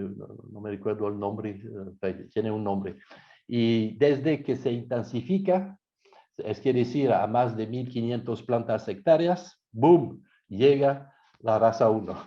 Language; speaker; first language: Spanish; non-native, fluent; French